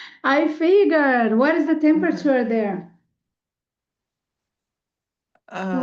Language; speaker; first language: English; non-native, fluent; Portuguese